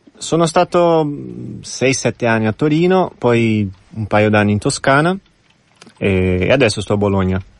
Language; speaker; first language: Italian; non-native, fluent; Portuguese